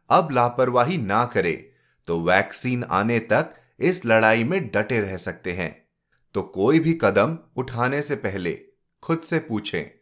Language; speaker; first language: Hindi; native; Hindi